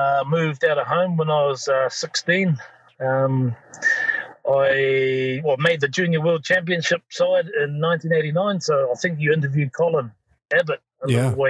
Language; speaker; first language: English; native; English